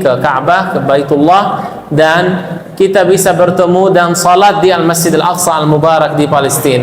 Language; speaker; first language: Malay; non-native, fluent; Arabic